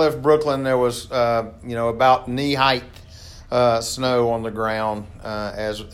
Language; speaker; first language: English; native; English